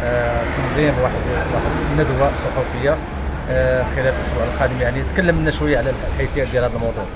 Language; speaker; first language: Arabic; native; Arabic